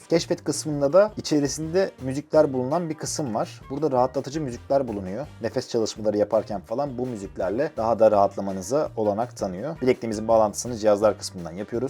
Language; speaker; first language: Turkish; native; Turkish